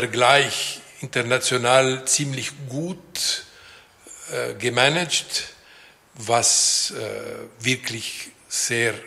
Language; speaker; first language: German; non-native, local second language; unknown